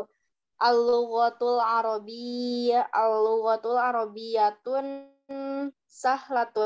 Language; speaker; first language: Arabic; non-native, learner; Indonesian